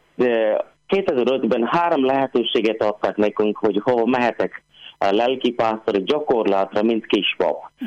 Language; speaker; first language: Hungarian; non-native, fluent; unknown